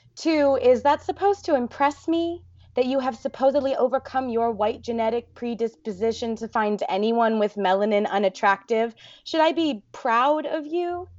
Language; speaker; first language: English; early bilingual, other home language; Arabic